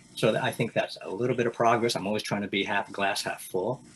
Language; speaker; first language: English; native; English